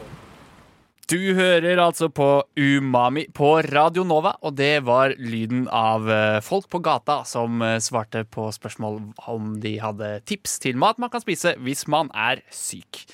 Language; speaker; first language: Norwegian; native; Norwegian